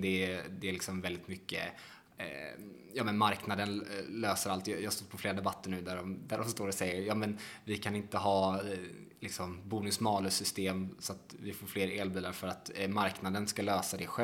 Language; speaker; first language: Swedish; native; Swedish